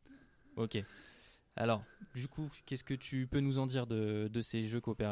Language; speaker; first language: French; native; French